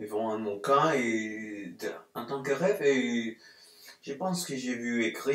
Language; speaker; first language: French; non-native, fluent; Spanish